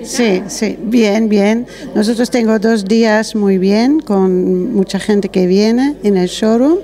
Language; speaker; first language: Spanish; non-native, learner; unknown